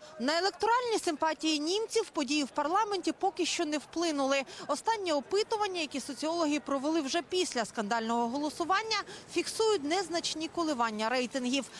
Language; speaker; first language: Ukrainian; native; Ukrainian